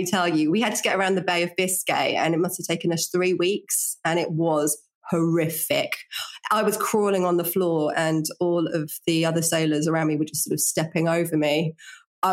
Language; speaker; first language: English; native; English